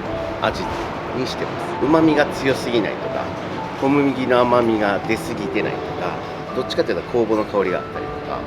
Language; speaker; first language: Japanese; native; Japanese